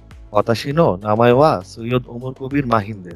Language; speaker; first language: Japanese; non-native, learner; Bangla